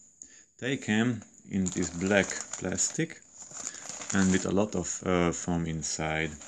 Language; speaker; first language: English; non-native, learner; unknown